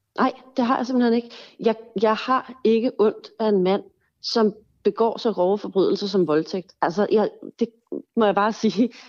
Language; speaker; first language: Danish; native; Danish